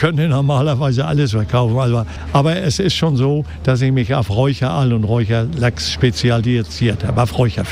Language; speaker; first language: German; native; German